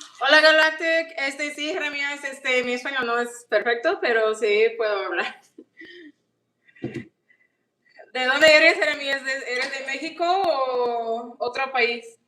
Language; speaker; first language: Spanish; non-native, learner; English